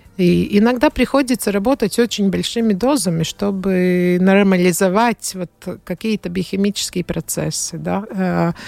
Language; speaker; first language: Russian; non-native, fluent; Latvian